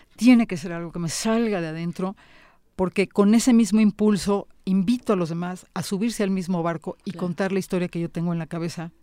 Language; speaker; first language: Spanish; native; Spanish